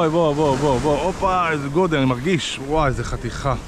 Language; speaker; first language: Hebrew; native; Hebrew